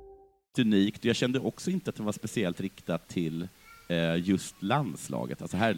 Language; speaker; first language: Swedish; native; Swedish